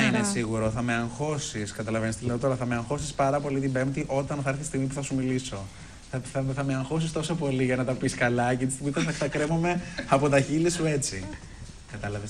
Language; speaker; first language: Greek; native; Greek